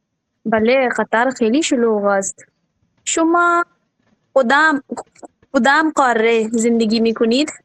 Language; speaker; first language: Persian; non-native, learner; Urdu